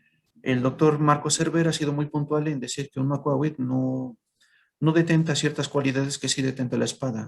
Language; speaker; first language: Spanish; native; Spanish